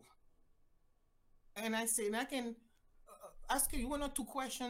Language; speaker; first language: English; non-native, fluent; Haitian Creole